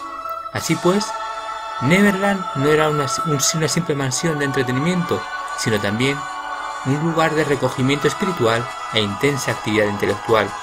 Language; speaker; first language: Spanish; native; Spanish